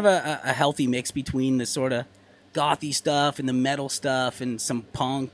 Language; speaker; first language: English; native; English